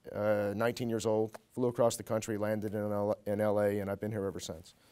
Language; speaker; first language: English; native; English